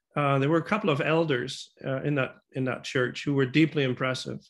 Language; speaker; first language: English; non-native, fluent; German